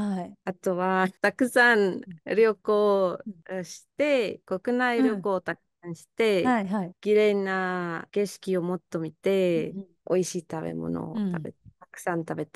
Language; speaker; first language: Japanese; non-native, learner; Spanish